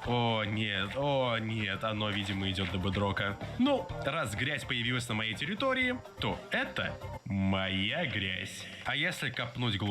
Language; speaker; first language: Russian; native; Russian